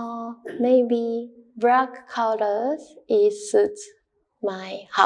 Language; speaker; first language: English; non-native, learner; Japanese